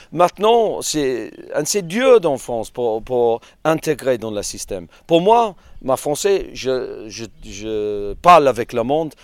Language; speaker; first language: French; non-native, learner; English